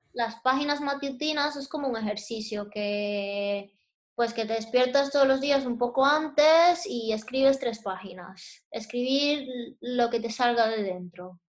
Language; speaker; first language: Spanish; native; Spanish